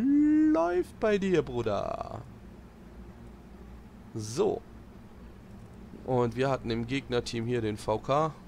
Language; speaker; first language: German; native; German